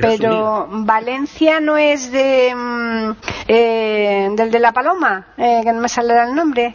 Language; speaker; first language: Spanish; native; Spanish